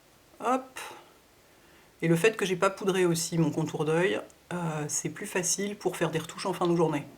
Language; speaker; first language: French; native; French